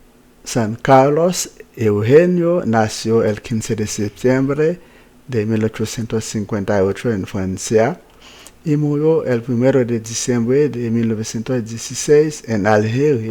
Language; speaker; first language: Spanish; non-native, fluent; Haitian Creole